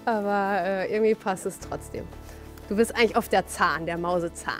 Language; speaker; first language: German; native; German